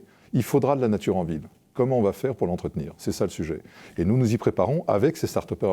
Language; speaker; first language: French; native; French